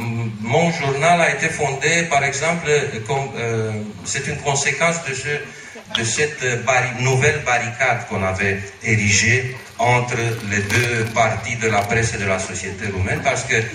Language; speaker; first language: French; non-native, fluent; Romanian